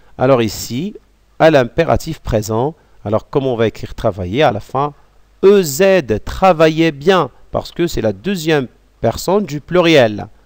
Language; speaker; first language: French; non-native, local second language; Arabic